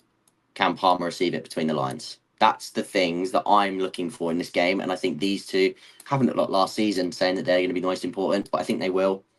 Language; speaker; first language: English; native; English